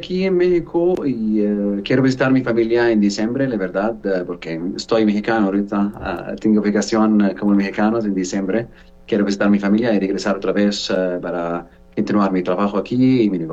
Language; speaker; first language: Spanish; non-native, learner; Arabic